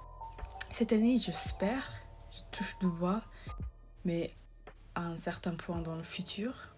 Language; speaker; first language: French; non-native, fluent; English